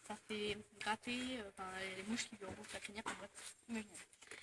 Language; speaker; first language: French; native; French